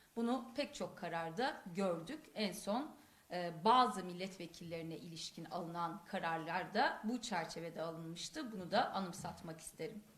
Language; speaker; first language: Turkish; non-native, local second language; Kurdish